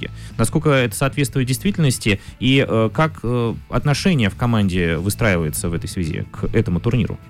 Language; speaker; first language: Russian; native; Russian